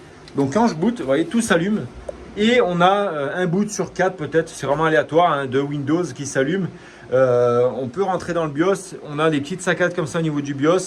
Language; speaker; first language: French; native; French